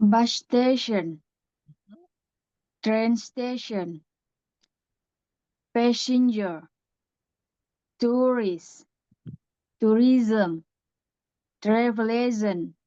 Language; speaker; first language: English; non-native, learner; Indonesian